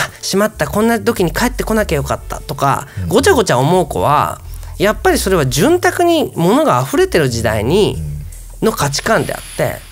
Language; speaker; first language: Japanese; native; Japanese